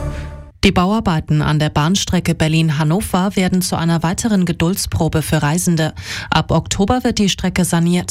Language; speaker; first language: German; native; German